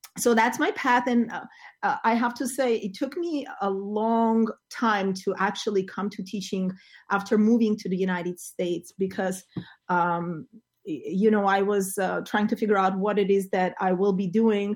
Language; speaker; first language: English; non-native, fluent; Armenian